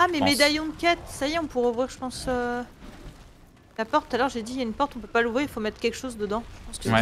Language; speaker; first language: French; native; French